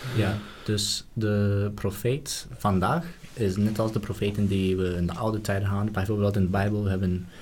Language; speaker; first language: Dutch; non-native, fluent; English